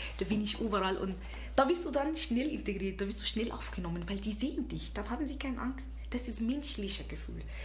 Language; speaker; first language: German; non-native, fluent; Arabic